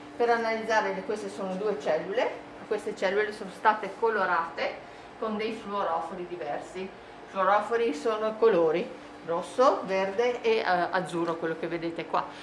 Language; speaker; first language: Italian; native; Italian